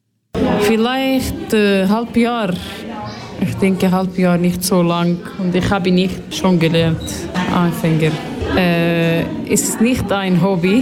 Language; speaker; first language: German; non-native, learner; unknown